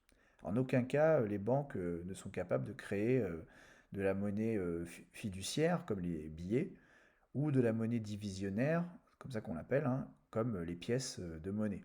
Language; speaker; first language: French; native; French